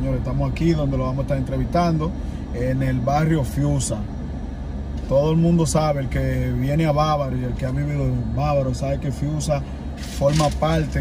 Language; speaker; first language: Spanish; native; Spanish